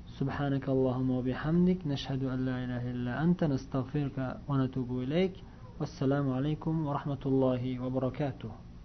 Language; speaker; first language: Arabic; non-native, fluent; Uzbek